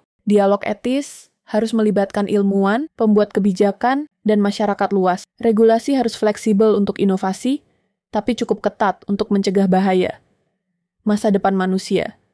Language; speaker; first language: Indonesian; native; Indonesian